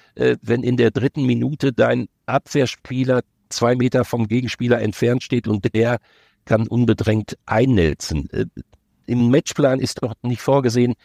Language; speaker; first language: German; native; German